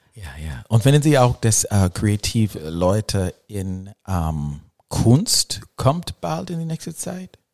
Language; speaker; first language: German; non-native, learner; English